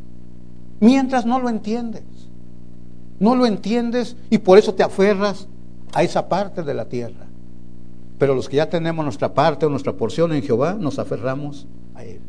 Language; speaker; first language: Spanish; native; Spanish